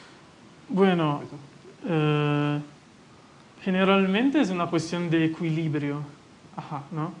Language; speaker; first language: Spanish; non-native, fluent; Italian